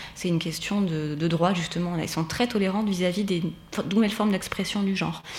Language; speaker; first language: French; native; French